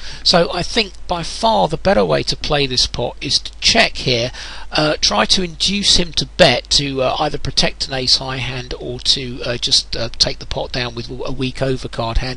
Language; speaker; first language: English; native; English